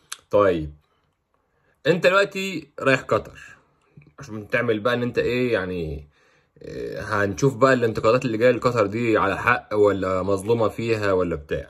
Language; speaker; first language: Arabic; native; Arabic